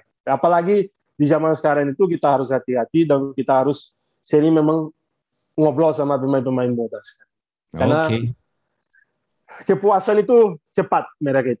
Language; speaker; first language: Indonesian; non-native, fluent; Portuguese